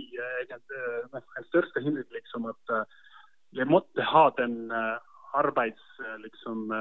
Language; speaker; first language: Norwegian; non-native, fluent; Estonian